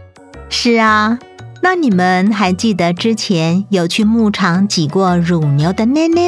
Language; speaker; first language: Chinese; native; Chinese